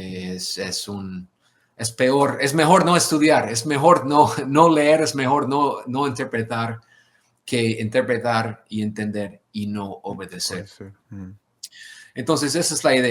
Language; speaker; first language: Spanish; non-native, fluent; English